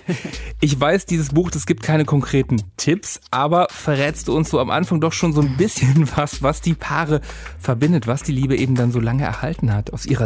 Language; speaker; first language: German; native; German